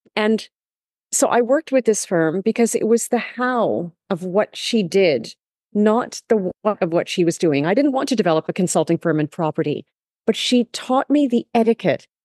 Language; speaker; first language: English; native; English